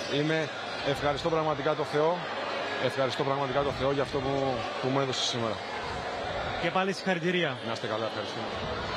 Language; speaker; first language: Greek; native; Greek